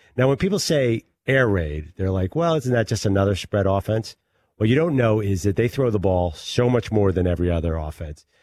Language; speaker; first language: English; native; English